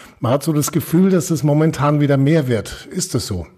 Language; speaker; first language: German; native; German